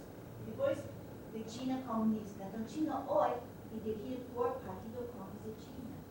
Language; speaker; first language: Spanish; non-native, learner; Chinese